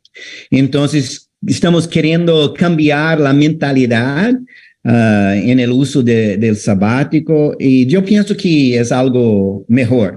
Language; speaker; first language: Spanish; non-native, fluent; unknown